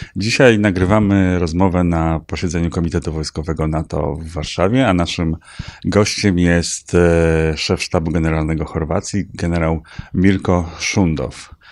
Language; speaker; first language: Polish; native; Polish